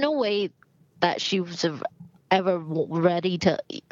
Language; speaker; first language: English; non-native, local second language; Cantonese